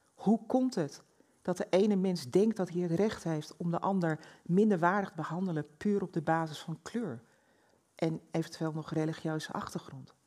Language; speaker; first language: Dutch; native; Dutch